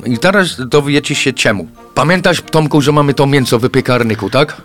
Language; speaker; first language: Polish; non-native, fluent; English